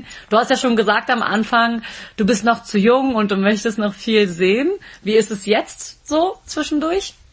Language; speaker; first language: German; native; German